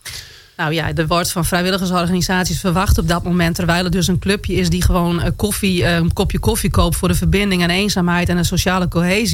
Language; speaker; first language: Dutch; native; Dutch